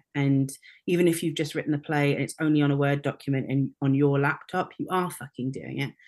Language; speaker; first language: English; native; English